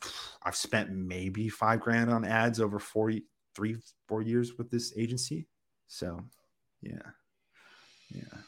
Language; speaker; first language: English; native; English